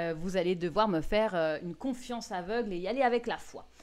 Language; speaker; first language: French; native; French